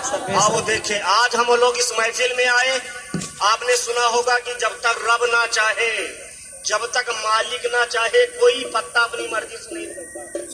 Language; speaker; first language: Urdu; native; Urdu